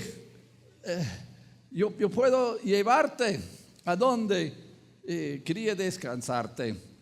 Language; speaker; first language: Spanish; non-native, fluent; English